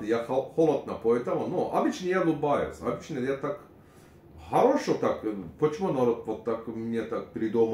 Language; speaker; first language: Russian; non-native, learner; Turkish